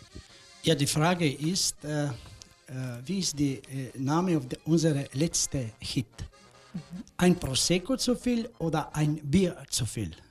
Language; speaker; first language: German; non-native, learner; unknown